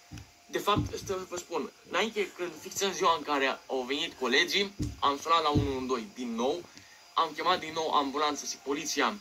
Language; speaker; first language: Romanian; native; Romanian